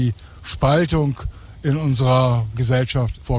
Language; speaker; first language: German; native; German